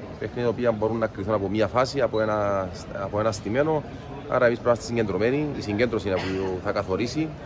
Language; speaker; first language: Greek; native; Greek